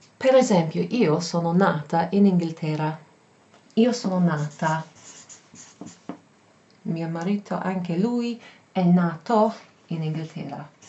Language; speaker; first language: Italian; non-native, fluent; English